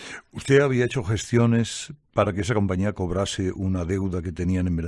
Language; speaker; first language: Spanish; native; Spanish